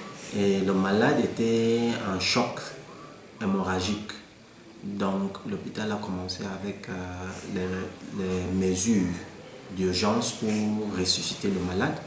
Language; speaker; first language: French; non-native, local second language; English